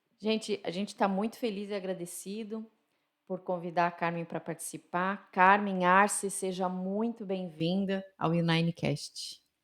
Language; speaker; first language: Portuguese; native; Portuguese